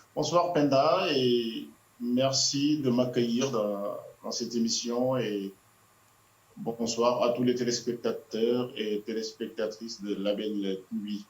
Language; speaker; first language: French; non-native, local second language; Wolof